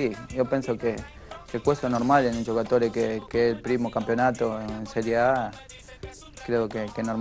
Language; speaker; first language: Italian; non-native, fluent; Spanish